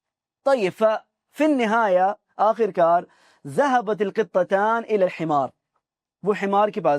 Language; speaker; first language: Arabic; non-native, fluent; Urdu